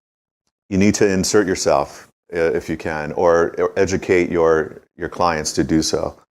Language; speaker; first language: English; native; English